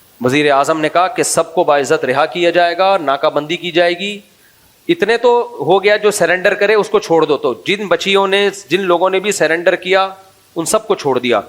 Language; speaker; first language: Urdu; native; Urdu